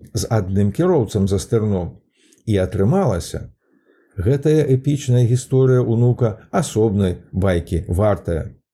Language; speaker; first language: Belarusian; native; Belarusian